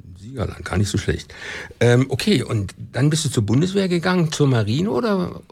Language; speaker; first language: German; native; German